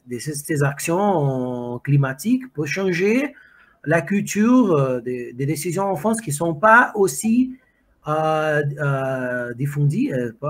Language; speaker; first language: French; non-native, fluent; Portuguese